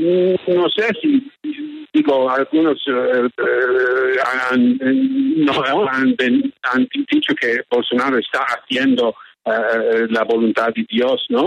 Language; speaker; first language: Spanish; early bilingual, heritage; English